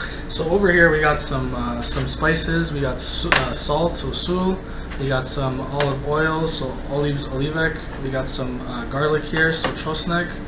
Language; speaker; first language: English; early bilingual, other home language; Polish